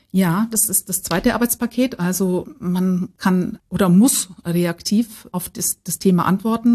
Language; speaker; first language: German; native; German